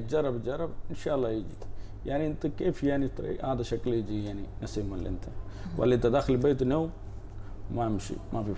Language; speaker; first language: Arabic; non-native, learner; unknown